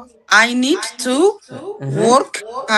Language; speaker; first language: English; non-native, learner; Amharic